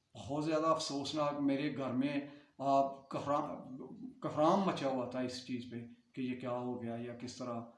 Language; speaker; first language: Urdu; non-native, local second language; Punjabi